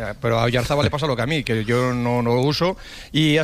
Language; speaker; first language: Spanish; native; Spanish